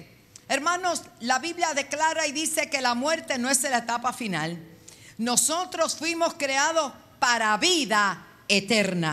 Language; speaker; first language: Spanish; native; Spanish